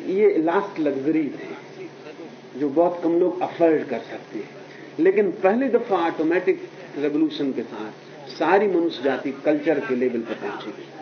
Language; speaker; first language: Hindi; native; Hindi